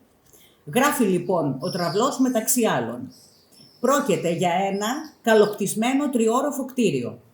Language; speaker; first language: Greek; native; Greek